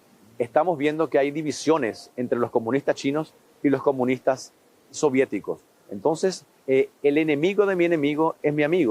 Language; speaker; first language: Spanish; native; Spanish